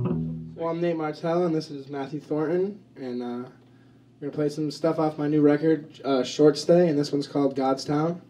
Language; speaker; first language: English; native; English